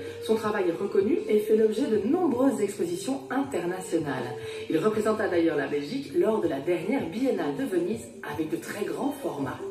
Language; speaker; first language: French; native; French